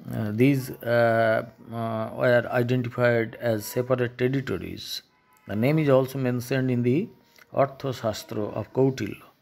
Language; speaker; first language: English; non-native, local second language; Bangla